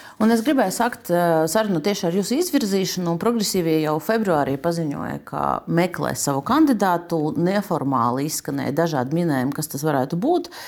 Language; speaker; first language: Latvian; non-native, local second language; Russian